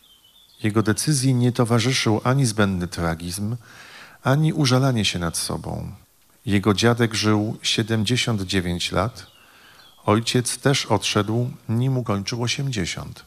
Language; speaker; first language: Polish; native; Polish